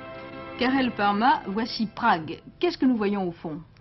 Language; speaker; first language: French; native; French